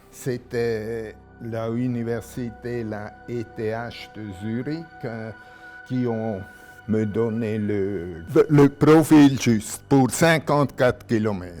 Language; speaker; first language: French; non-native, local second language; German